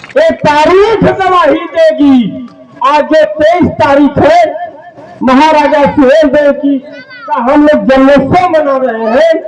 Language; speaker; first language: Hindi; native; Hindi